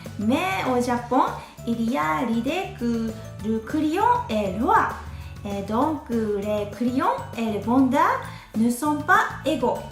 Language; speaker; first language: French; non-native, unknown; Japanese